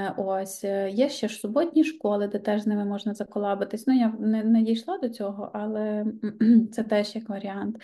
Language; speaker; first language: Ukrainian; native; Ukrainian